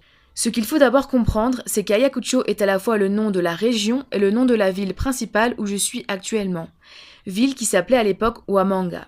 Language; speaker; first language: French; native; French